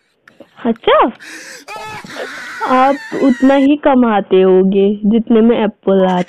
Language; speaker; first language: Hindi; non-native, local second language; Kashmiri